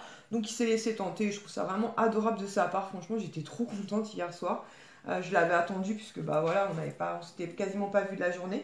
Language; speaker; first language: French; native; French